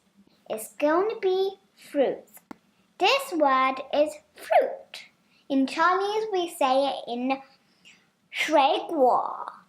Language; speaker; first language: English; non-native, fluent; Chinese